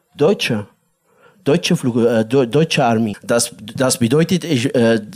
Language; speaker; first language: German; non-native, learner; Arabic